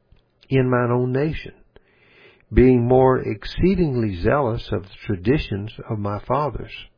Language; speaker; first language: English; native; English